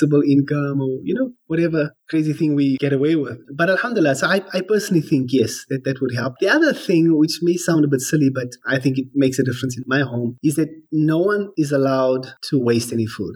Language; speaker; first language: English; native; English